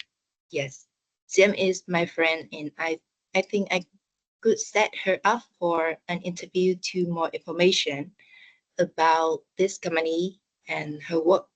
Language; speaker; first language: English; non-native, learner; Vietnamese